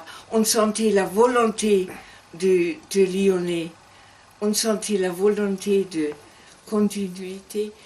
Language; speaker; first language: French; non-native, learner; German